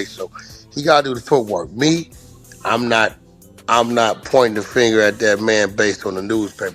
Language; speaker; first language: English; native; English